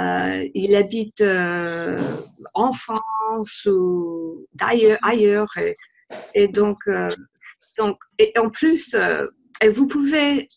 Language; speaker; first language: French; non-native, fluent; English